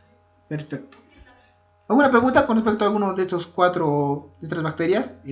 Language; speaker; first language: Spanish; native; Spanish